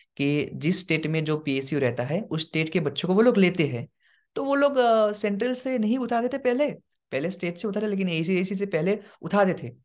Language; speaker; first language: Hindi; non-native, local second language; Assamese